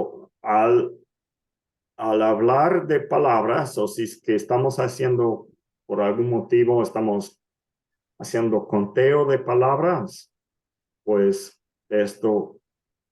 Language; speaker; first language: Spanish; non-native, fluent; English